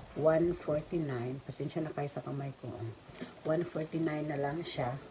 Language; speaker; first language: Filipino; non-native, local second language; Cebuano